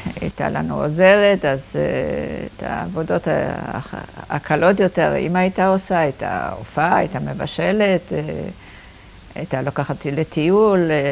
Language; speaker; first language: Hebrew; non-native, fluent; Polish